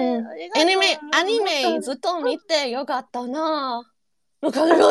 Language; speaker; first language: Japanese; non-native, learner; English